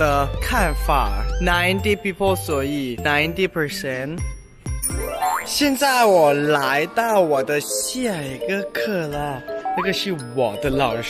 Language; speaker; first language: Chinese; non-native, learner; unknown